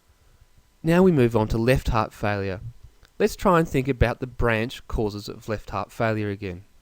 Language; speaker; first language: English; native; English